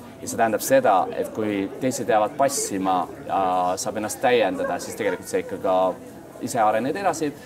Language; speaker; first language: Estonian; native; Estonian